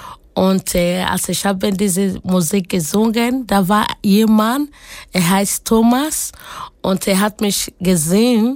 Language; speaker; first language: German; non-native, learner; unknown